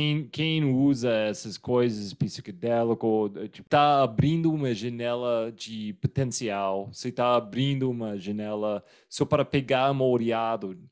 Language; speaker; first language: Portuguese; non-native, fluent; English